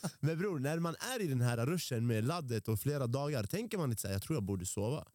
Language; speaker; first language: Swedish; early bilingual, other home language; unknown